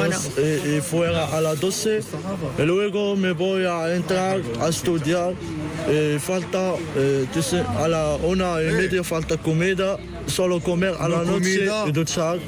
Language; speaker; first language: Spanish; non-native, learner; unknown